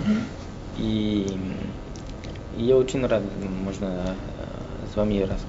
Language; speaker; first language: Russian; non-native, learner; French